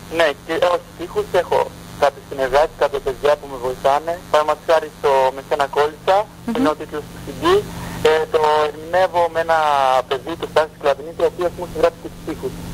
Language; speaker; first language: Greek; early bilingual, other home language; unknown